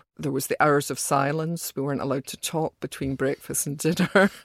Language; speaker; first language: English; native; English